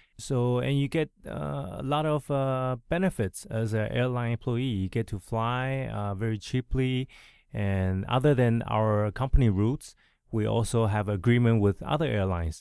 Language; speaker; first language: English; early bilingual, other home language; Chinese